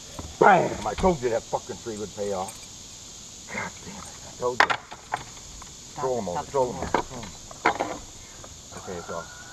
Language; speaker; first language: English; native; English